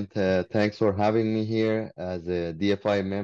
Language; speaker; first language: English; non-native, fluent; Persian